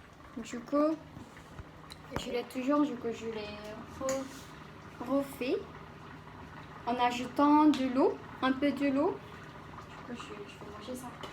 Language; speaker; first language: French; non-native, learner; Korean